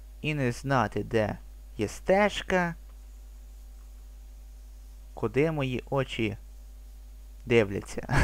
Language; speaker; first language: Ukrainian; native; Ukrainian